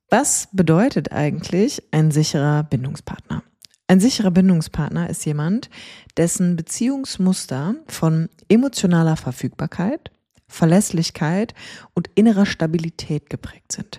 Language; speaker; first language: German; native; German